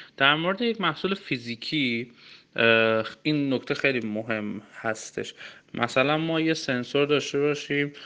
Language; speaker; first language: Persian; non-native, local second language; Armenian